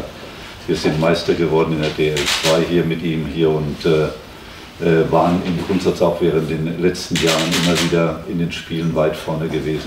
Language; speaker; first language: German; native; German